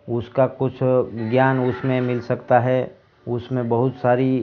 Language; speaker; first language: Hindi; non-native, local second language; Gujarati